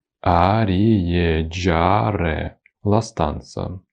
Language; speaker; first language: Italian; non-native, fluent; Ukrainian